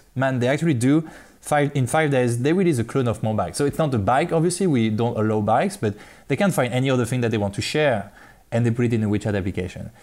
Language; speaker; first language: English; non-native, fluent; French